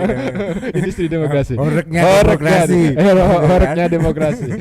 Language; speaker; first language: Indonesian; non-native, local second language; Javanese